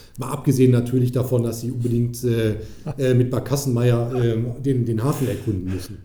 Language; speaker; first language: German; native; German